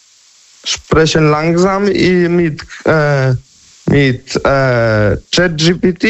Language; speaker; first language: German; non-native, learner; Polish